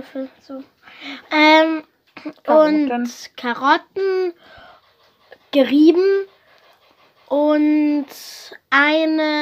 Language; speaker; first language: German; early bilingual, other home language; Arabic